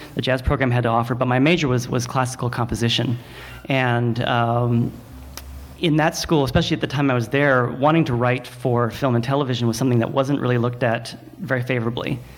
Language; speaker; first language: English; native; English